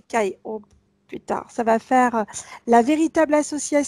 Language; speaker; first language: French; native; French